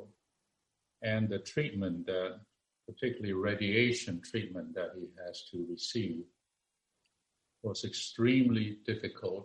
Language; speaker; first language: English; non-native, local second language; Cantonese